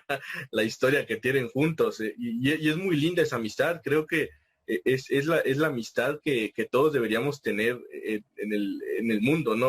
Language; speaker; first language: Spanish; native; Spanish